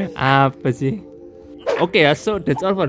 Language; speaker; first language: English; non-native, fluent; Indonesian